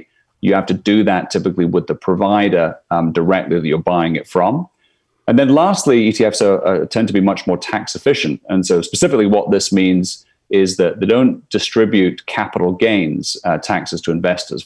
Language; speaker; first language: English; native; English